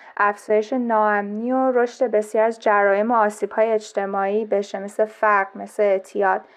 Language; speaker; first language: Persian; native; Persian